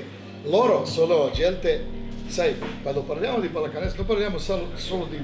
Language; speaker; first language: Italian; non-native, fluent; Serbian